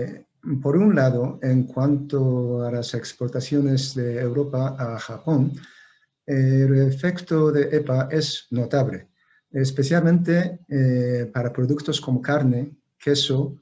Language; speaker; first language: Spanish; non-native, fluent; Japanese